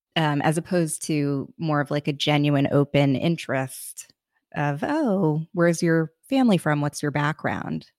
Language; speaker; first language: English; early bilingual, other home language; Hindi